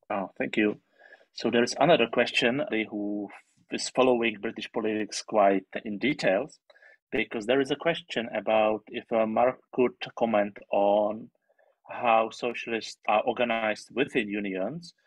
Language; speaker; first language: English; non-native, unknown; Czech